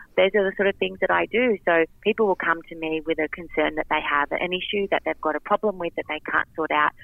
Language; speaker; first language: English; native; English